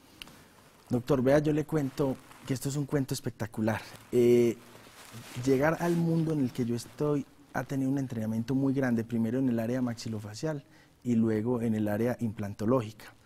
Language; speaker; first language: Spanish; native; Spanish